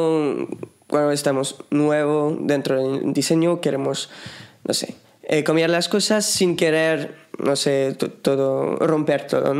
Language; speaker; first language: Spanish; non-native, fluent; French